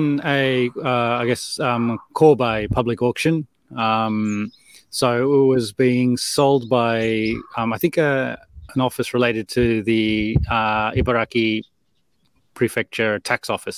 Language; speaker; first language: English; native; English